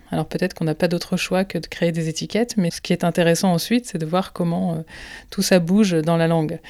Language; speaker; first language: French; native; French